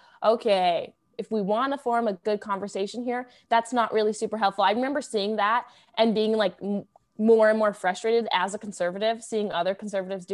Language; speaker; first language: English; native; English